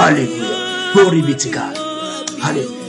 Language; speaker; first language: French; non-native, local second language; Lingala